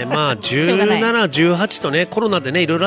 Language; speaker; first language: Japanese; native; Japanese